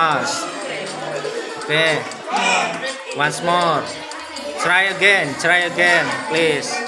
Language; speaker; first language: English; non-native, learner; Indonesian